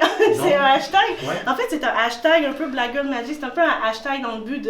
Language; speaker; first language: French; native; French